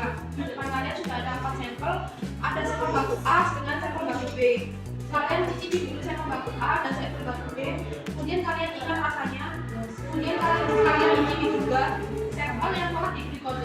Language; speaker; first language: Indonesian; native; Indonesian